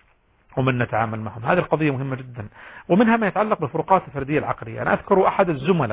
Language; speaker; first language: Arabic; native; Arabic